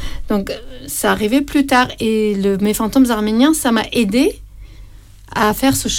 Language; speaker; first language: French; non-native, fluent; Armenian